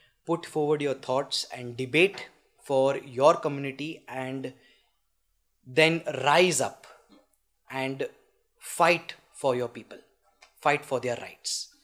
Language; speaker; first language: English; non-native, local second language; Marathi